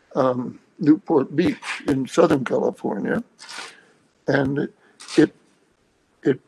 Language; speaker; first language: English; native; English